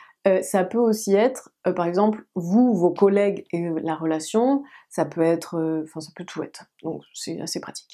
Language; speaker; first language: French; native; French